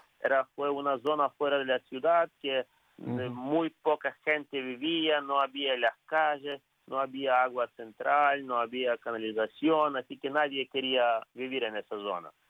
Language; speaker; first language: Spanish; non-native, fluent; Ukrainian